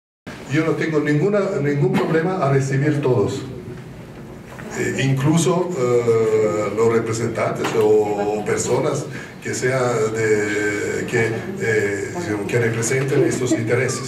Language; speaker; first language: Spanish; non-native, fluent; Italian